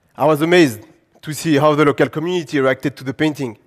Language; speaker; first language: English; non-native, fluent; French